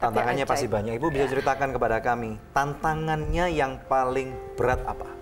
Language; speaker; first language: Indonesian; native; Indonesian